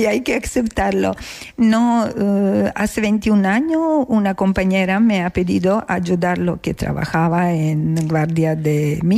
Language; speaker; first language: Spanish; non-native, learner; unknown